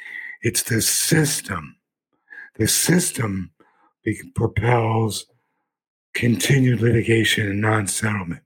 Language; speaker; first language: English; native; English